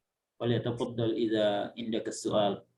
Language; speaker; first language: Arabic; non-native, fluent; Indonesian